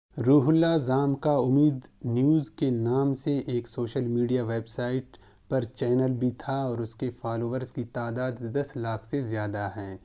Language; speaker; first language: Urdu; non-native, local second language; Baluchi